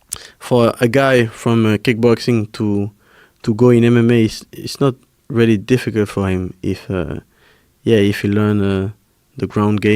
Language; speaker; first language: English; non-native, fluent; French